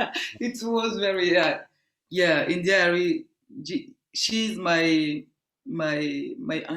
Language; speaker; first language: English; non-native, learner; French